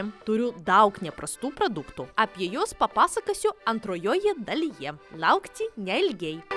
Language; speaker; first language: Lithuanian; non-native, learner; Russian